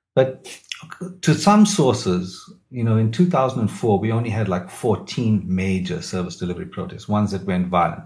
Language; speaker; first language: English; native; English